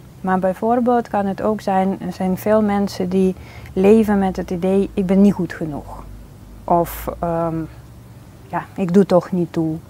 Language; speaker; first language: Dutch; non-native, fluent; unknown